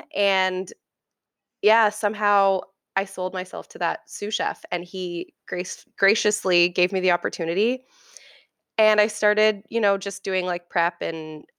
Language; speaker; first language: English; native; English